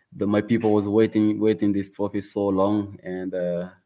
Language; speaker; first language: English; non-native, learner; Wolof